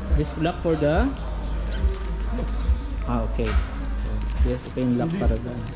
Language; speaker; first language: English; non-native, local second language; Filipino